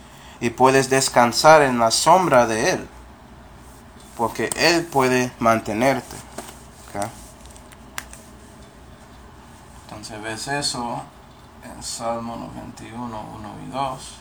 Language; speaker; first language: Spanish; non-native, fluent; English